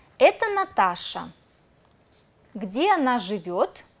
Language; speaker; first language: Russian; native; Russian